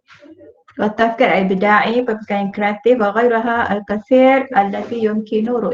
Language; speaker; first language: Arabic; non-native, fluent; Malay